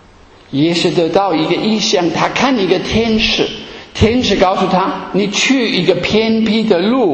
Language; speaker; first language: Chinese; non-native, fluent; German